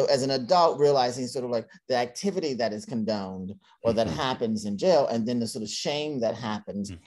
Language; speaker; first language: English; native; English